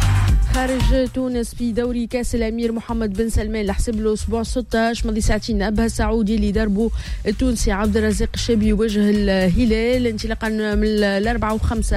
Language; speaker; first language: Arabic; native; Arabic